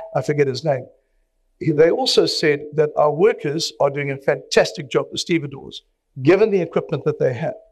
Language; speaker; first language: English; native; English